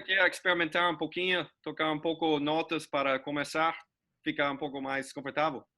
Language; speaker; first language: Portuguese; non-native, learner; English